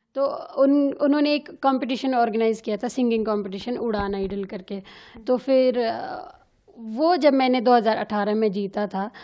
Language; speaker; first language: Hindi; native; Hindi